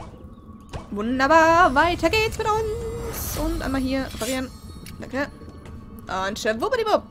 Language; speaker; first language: German; native; German